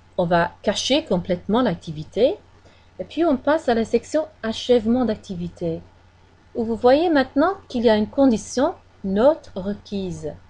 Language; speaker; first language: French; non-native, fluent; English